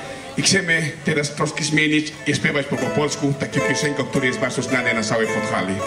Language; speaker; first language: Polish; non-native, learner; Spanish